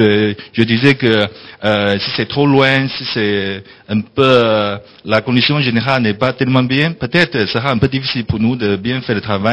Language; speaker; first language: French; non-native, fluent; Chinese